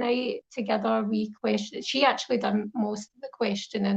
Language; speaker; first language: English; native; English